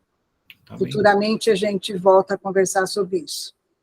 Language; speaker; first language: Portuguese; native; Portuguese